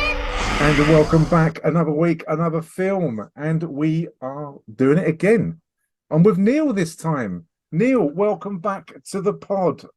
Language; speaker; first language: English; native; English